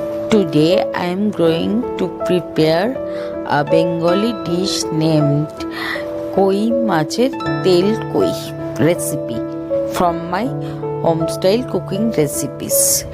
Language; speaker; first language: English; non-native, local second language; Bangla